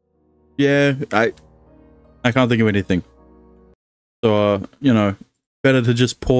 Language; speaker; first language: English; native; English